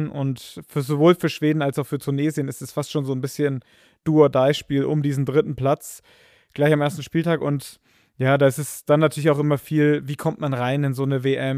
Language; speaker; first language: German; native; German